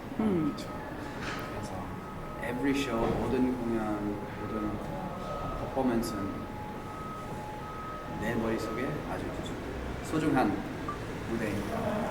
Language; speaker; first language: Korean; early bilingual, heritage; English